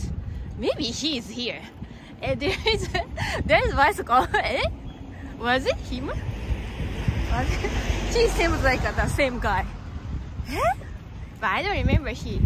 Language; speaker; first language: English; non-native, learner; Japanese